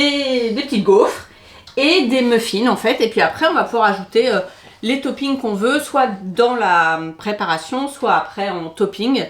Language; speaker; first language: French; native; French